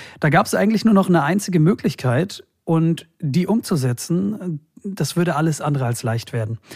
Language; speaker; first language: German; native; German